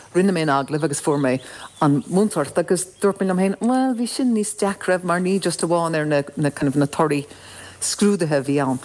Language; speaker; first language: Irish; non-native, local second language; English